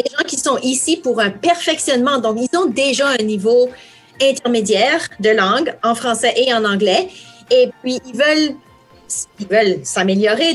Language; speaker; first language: French; native; French